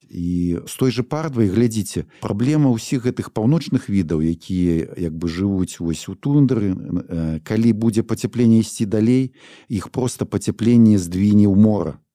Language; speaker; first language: Belarusian; non-native, local second language; Russian